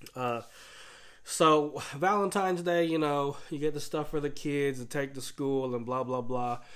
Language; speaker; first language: English; native; English